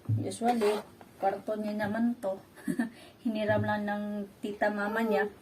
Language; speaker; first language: Filipino; non-native, local second language; Cebuano